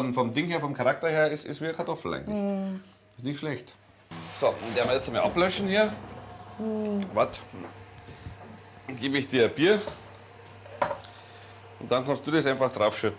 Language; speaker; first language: German; native; German